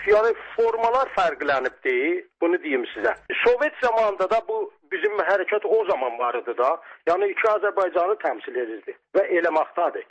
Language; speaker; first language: Azerbaijani; native; Azerbaijani